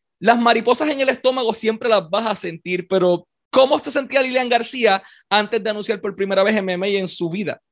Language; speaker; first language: Spanish; native; Spanish